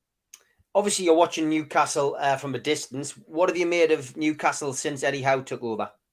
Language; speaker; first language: English; native; English